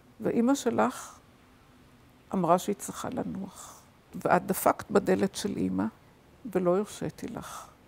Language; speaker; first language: Hebrew; early bilingual, other home language; German